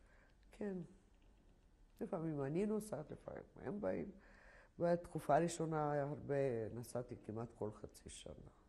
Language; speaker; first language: Hebrew; non-native, fluent; Polish